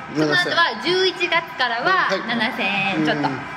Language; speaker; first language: Japanese; native; Japanese